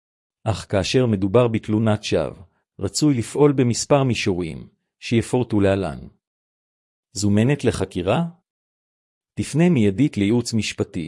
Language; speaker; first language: Hebrew; native; Hebrew